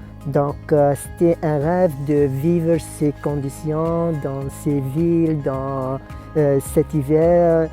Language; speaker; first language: French; non-native, local second language; Arabic